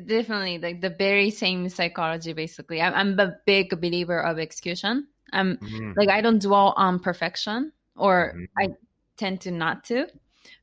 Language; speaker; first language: English; non-native, fluent; Japanese